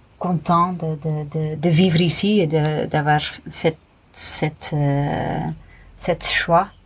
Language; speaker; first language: French; non-native, fluent; English